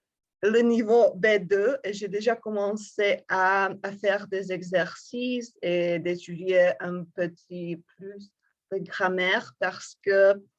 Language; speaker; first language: French; non-native, fluent; Czech